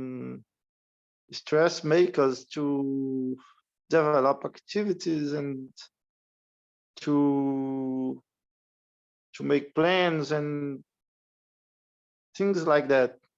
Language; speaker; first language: English; non-native, learner; Portuguese